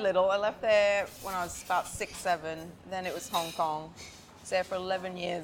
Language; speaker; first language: English; native; English